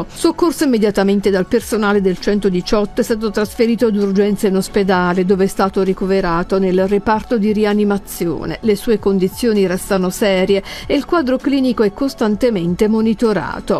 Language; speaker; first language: Italian; native; Italian